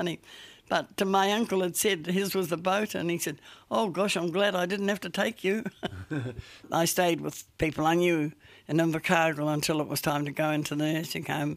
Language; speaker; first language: English; native; English